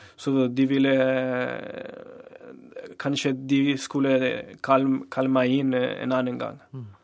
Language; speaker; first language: Norwegian; non-native, learner; Spanish